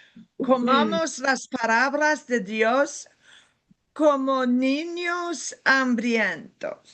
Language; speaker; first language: Spanish; non-native, learner; English